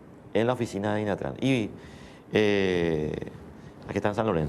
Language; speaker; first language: Spanish; native; Spanish